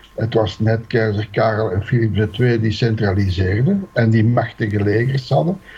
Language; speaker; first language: Dutch; native; Dutch